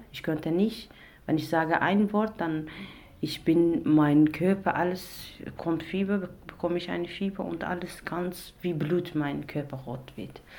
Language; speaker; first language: German; non-native, learner; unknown